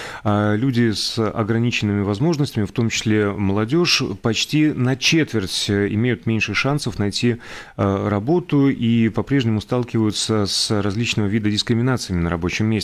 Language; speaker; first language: Russian; native; Russian